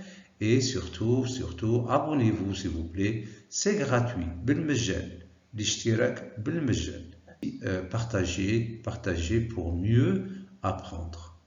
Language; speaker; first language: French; non-native, local second language; Arabic